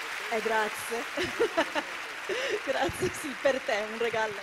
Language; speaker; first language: Italian; non-native, fluent; Hebrew